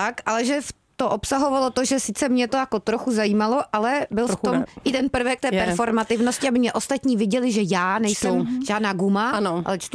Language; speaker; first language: Czech; native; Czech